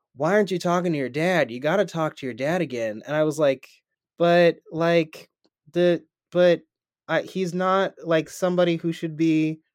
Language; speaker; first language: English; native; English